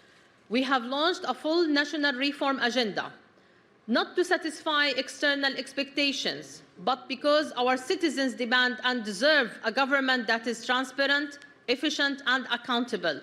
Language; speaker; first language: English; non-native, fluent; Arabic